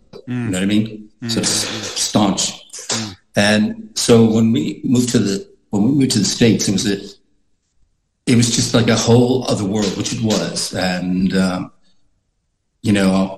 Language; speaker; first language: English; non-native, fluent; Icelandic